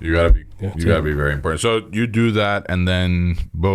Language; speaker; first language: English; native; English